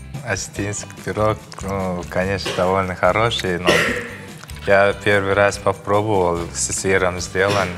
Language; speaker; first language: Russian; non-native, fluent; Turkmen